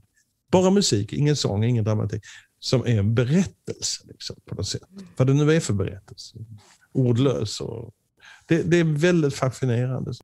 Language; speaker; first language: Swedish; native; Swedish